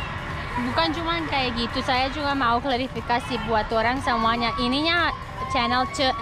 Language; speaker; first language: Indonesian; non-native, learner; English